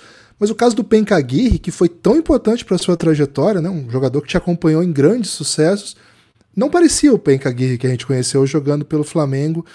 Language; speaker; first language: Portuguese; native; Portuguese